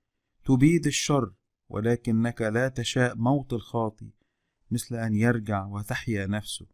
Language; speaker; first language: Arabic; native; Arabic